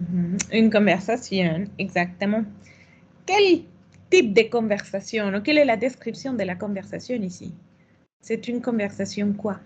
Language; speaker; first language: French; non-native, fluent; Spanish